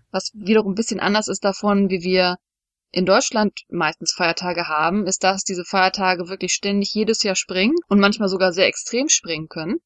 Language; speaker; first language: German; native; German